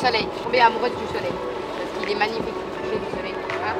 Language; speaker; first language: French; native; French